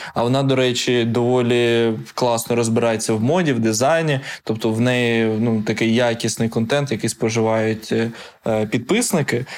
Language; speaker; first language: Ukrainian; non-native, local second language; Russian